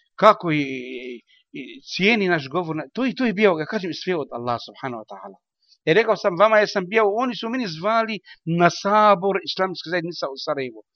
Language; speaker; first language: Bosnian; non-native, learner; Arabic